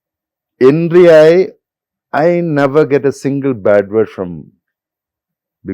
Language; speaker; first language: Telugu; non-native, learner; Malayalam